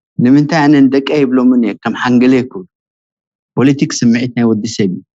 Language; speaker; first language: Tigrinya; native; Tigrinya